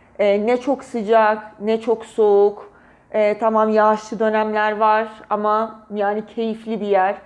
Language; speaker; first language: Turkish; native; Turkish